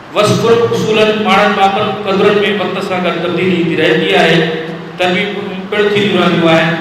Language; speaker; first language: Sindhi; native; Sindhi